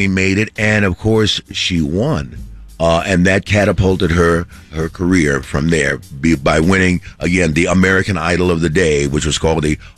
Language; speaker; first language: English; native; English